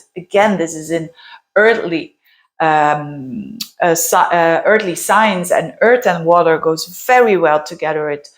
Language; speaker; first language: English; non-native, fluent; Dutch